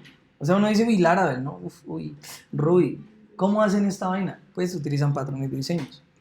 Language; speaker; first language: Spanish; native; Spanish